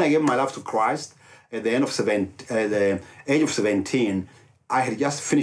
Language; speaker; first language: English; non-native, local second language; Kinyarwanda